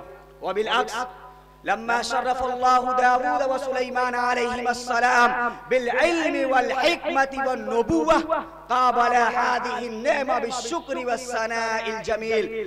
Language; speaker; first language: Arabic; non-native, learner; Urdu